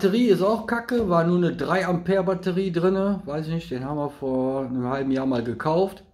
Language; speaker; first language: German; native; German